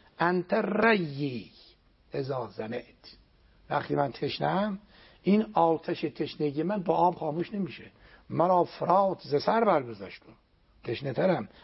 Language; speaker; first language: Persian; non-native, local second language; Azerbaijani